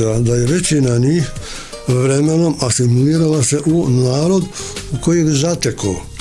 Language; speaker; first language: Bosnian; non-native, fluent; Albanian